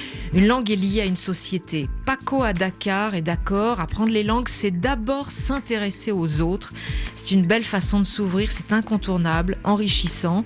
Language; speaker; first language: French; native; French